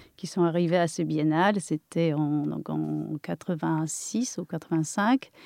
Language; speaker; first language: French; non-native, fluent; Polish